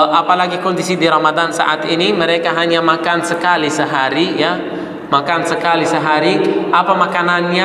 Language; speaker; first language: Indonesian; non-native, fluent; Arabic